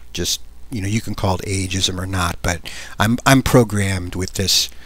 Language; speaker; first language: English; native; English